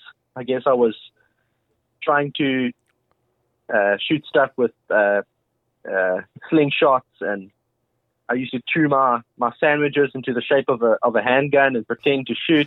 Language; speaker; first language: English; native; English